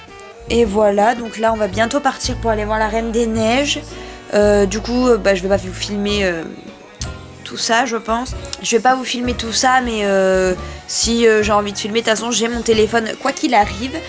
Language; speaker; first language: French; native; French